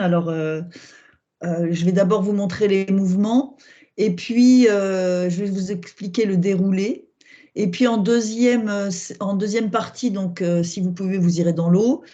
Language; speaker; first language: French; native; French